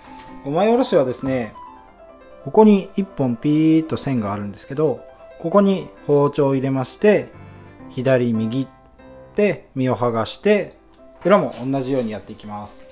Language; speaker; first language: Japanese; native; Japanese